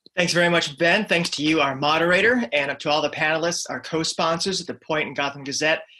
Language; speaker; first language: English; native; English